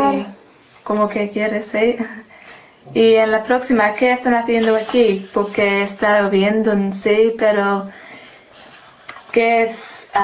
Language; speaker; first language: Spanish; non-native, learner; English